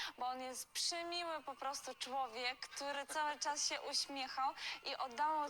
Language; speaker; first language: Polish; non-native, fluent; Ukrainian